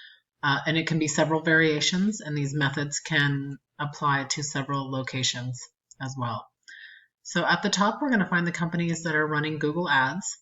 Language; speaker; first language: English; native; English